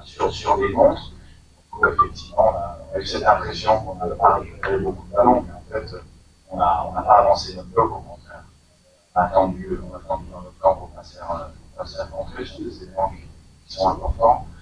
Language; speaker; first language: French; native; French